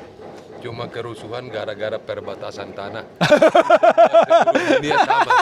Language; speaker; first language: Indonesian; non-native, local second language; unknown